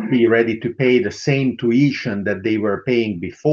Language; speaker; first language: English; non-native, fluent; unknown